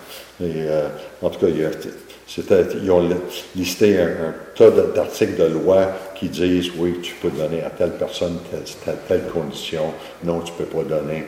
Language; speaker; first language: French; native; French